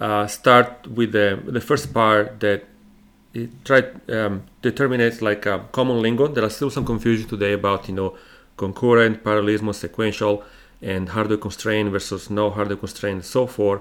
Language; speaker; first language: English; non-native, fluent; Italian